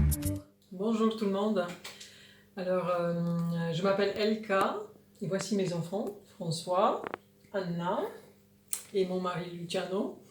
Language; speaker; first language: French; non-native, fluent; Polish